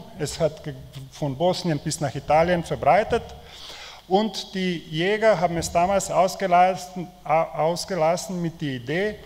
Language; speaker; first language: German; non-native, fluent; Slovenian